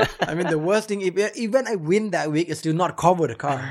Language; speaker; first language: English; non-native, fluent; Thai